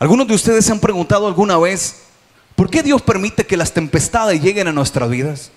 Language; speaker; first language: Spanish; native; Spanish